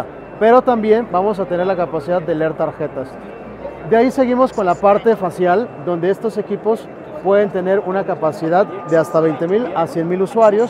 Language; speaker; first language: Spanish; native; Spanish